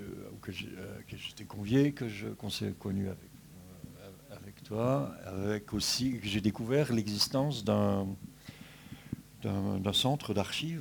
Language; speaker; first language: French; native; French